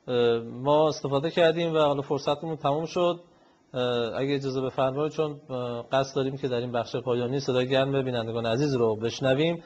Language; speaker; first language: Persian; native; Persian